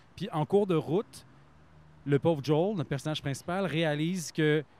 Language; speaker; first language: French; native; French